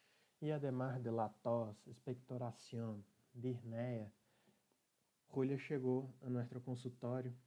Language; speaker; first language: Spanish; non-native, learner; Portuguese